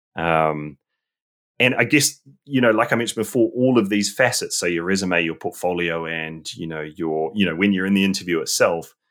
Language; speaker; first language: English; native; English